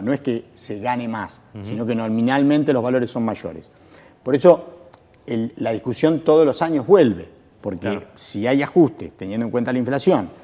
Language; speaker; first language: Spanish; native; Spanish